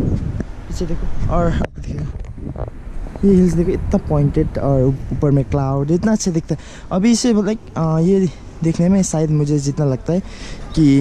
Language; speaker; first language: Hindi; non-native, local second language; Nepali